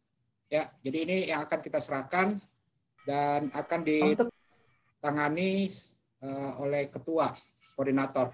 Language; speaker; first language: Indonesian; native; Indonesian